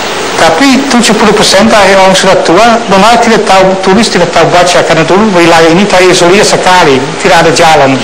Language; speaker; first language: Indonesian; non-native, fluent; Dutch